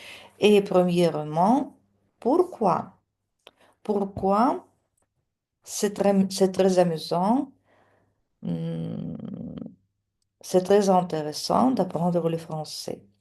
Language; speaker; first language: French; non-native, fluent; Russian